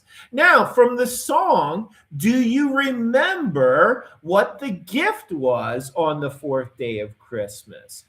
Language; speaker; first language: English; native; English